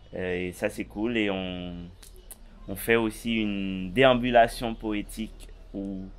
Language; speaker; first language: French; native; French